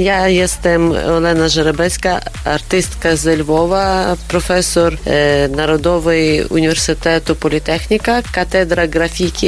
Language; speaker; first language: Polish; non-native, learner; Ukrainian